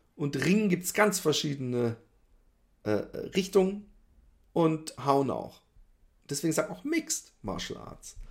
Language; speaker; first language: German; early bilingual, other home language; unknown